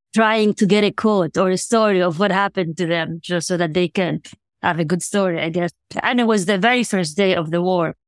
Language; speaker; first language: English; non-native, fluent; Arabic